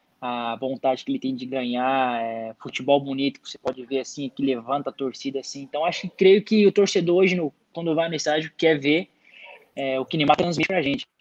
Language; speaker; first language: Portuguese; native; Portuguese